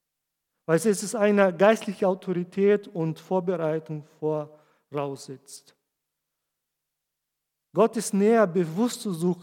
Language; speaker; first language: German; non-native, fluent; Portuguese